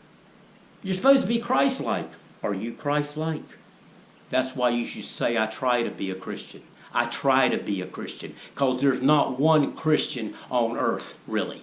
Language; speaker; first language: English; native; English